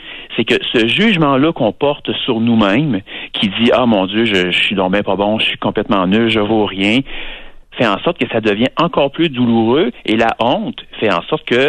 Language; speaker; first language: French; native; French